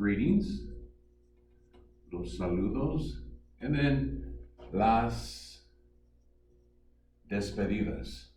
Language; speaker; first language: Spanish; non-native, fluent; English